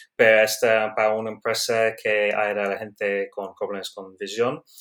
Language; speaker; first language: Spanish; non-native, learner; English